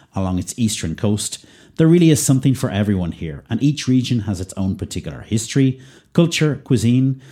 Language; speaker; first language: English; native; English